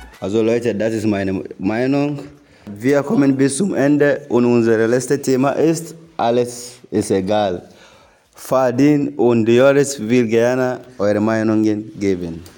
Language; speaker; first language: German; non-native, learner; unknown